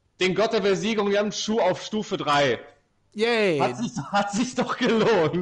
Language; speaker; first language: German; native; German